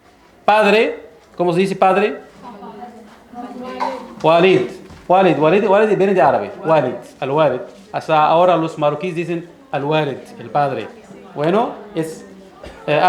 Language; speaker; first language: Spanish; non-native, fluent; Arabic